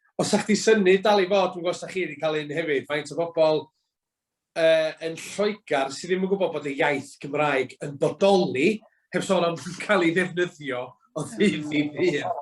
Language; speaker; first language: Welsh; native; Welsh